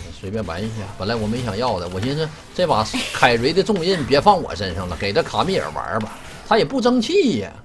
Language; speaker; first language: Chinese; native; Chinese